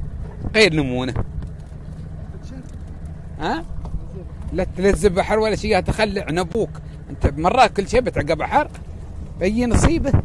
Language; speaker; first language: Arabic; native; Arabic